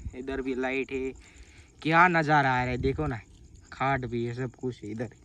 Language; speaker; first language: Hindi; non-native, local second language; Gujarati